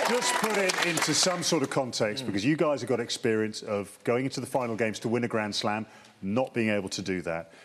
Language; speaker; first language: English; native; English